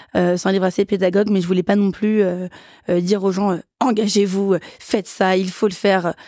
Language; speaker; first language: French; early bilingual, other home language; Kabuverdianu